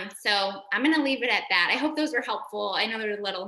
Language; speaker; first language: English; native; English